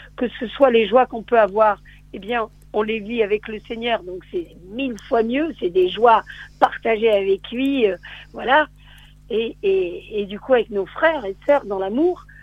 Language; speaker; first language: French; native; French